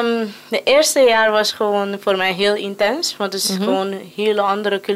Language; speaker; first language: Dutch; non-native, local second language; Papiamento